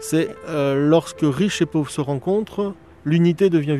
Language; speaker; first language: French; native; French